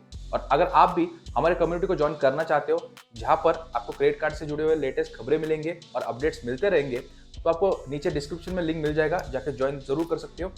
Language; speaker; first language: Hindi; native; Hindi